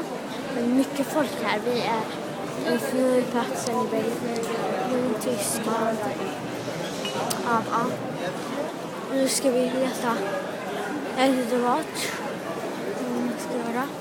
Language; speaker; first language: Swedish; early bilingual, other home language; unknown